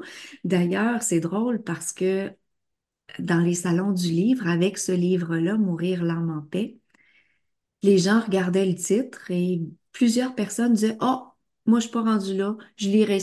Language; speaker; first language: French; native; French